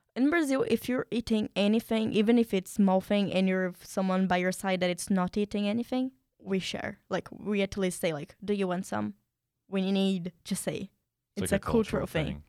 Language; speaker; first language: English; non-native, fluent; Portuguese